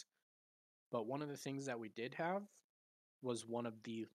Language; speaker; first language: English; native; English